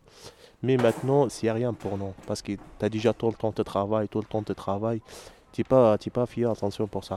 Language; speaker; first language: French; non-native, learner; Arabic